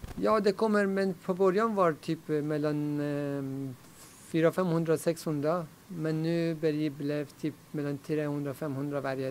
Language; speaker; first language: Swedish; non-native, fluent; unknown